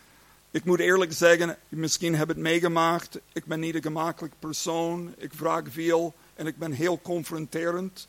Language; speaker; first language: Dutch; non-native, learner; English